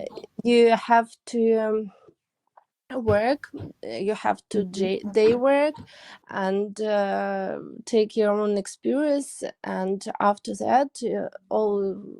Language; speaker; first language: English; non-native, learner; Russian